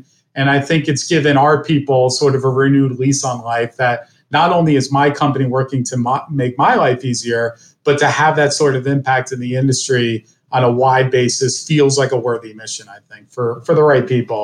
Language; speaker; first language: English; native; English